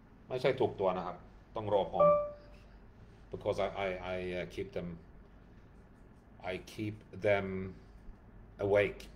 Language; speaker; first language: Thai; non-native, learner; Swedish